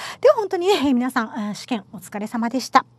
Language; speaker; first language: Japanese; native; Japanese